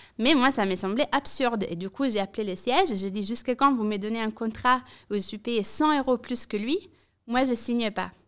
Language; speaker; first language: French; non-native, fluent; Italian